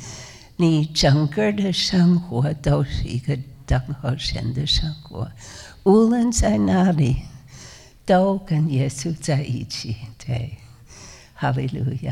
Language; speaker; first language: Chinese; non-native, fluent; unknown